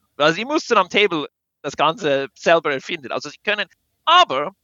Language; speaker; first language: German; non-native, fluent; English